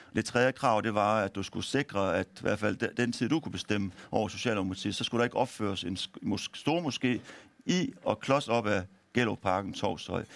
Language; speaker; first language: Danish; early bilingual, other home language; Turkish